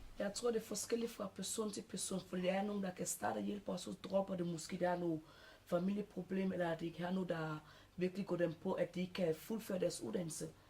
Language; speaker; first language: Danish; early bilingual, other home language; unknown